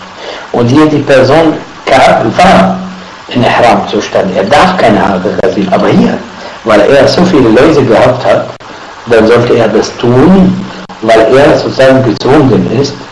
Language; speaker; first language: German; non-native, fluent; Arabic